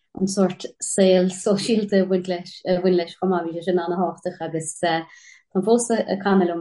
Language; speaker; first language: Irish; native; Irish